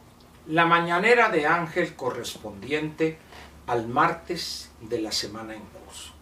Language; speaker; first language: Spanish; native; Spanish